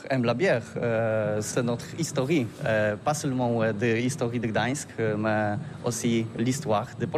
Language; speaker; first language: French; non-native, learner; Polish